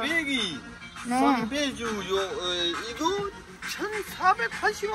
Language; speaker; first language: Korean; non-native, learner; Urdu